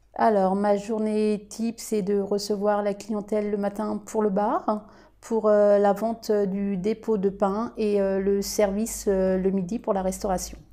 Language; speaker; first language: French; native; French